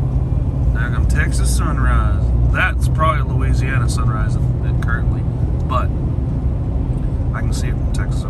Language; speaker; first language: English; native; English